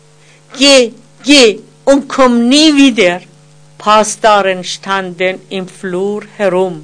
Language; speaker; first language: German; non-native, fluent; Persian